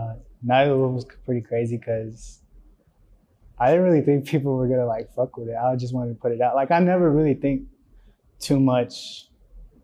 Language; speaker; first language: English; early bilingual, other home language; Spanish